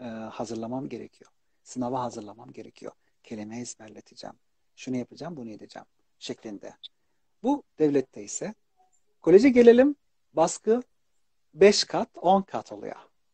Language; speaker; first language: Turkish; non-native, fluent; Arabic